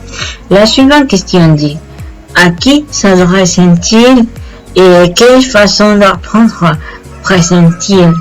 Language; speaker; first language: French; non-native, learner; Spanish